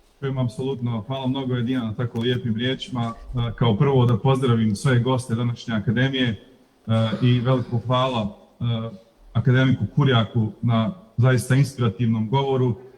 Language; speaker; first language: Bosnian; native; Bosnian